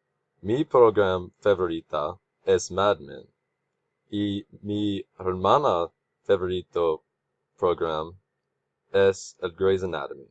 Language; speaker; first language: Spanish; non-native, learner; English